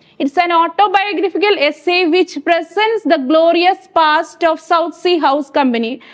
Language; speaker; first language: English; non-native, local second language; Malayalam